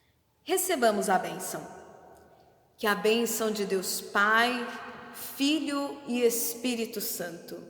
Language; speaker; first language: Portuguese; native; Portuguese